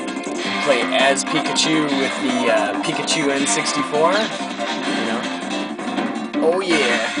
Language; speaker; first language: English; native; English